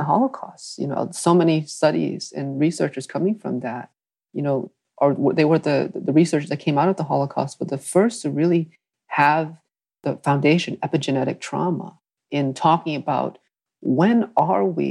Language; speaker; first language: English; early bilingual, other home language; Vietnamese